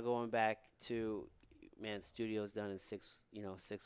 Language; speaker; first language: English; native; English